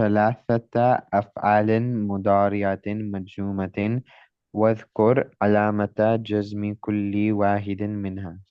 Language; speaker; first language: Arabic; non-native, learner; Urdu